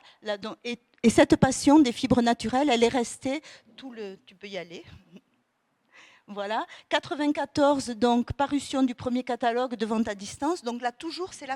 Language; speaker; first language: French; native; French